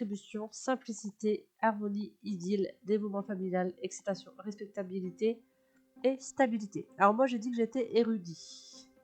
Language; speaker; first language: French; native; French